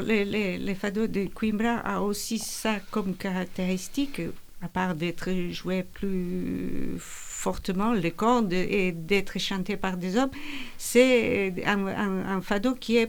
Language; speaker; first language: French; non-native, fluent; Portuguese